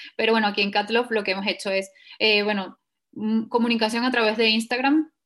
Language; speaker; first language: Spanish; native; Spanish